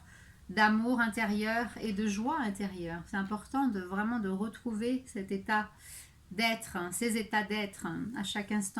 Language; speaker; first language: French; native; French